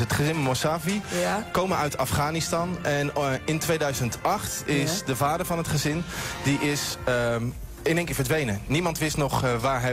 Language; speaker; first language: Dutch; native; Dutch